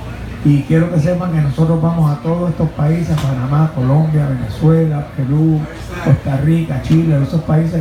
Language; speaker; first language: Spanish; native; Spanish